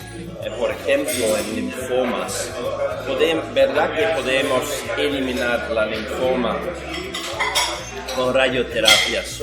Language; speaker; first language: Spanish; non-native, fluent; Dutch